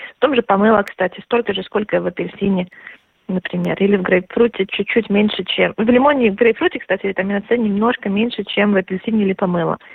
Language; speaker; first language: Russian; native; Russian